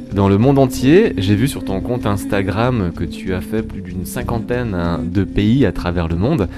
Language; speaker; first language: French; native; French